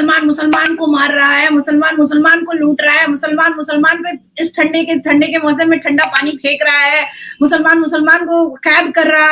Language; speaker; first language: Hindi; native; Hindi